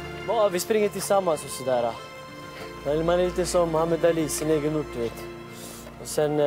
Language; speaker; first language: Swedish; non-native, local second language; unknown